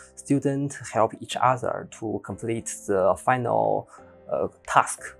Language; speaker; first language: English; non-native, learner; Chinese